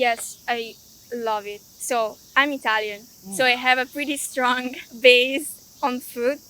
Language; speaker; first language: English; non-native, fluent; Italian